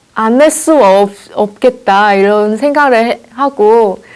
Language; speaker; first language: Korean; non-native, fluent; Chinese